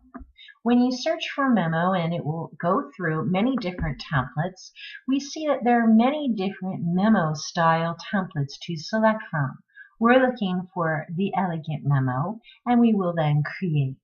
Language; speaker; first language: English; native; English